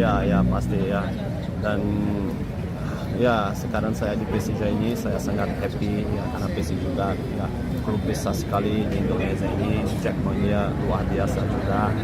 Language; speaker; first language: Indonesian; non-native, fluent; Portuguese